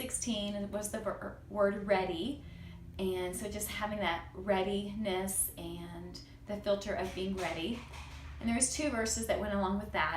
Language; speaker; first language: English; native; English